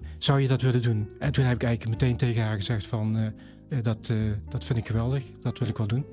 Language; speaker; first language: Dutch; native; Dutch